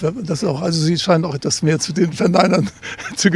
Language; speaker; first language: German; native; German